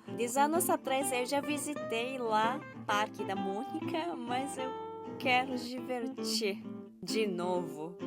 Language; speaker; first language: Portuguese; non-native, learner; Japanese